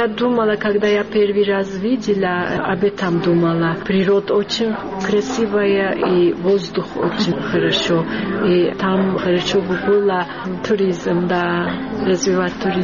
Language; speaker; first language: Russian; non-native, learner; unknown